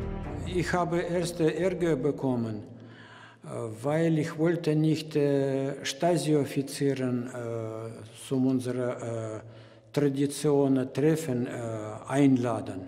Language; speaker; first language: German; non-native, learner; Russian